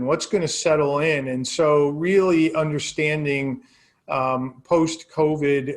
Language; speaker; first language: English; native; English